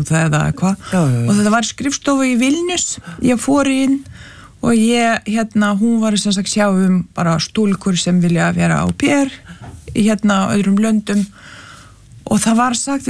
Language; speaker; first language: Icelandic; non-native, fluent; Lithuanian